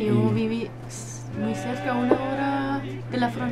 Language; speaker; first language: Spanish; non-native, learner; German